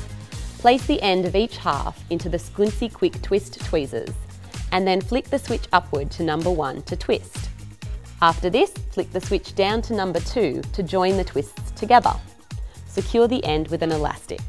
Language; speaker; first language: English; native; English